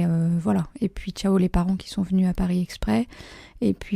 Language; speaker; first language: French; native; French